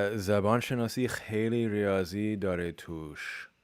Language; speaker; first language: Persian; non-native, learner; English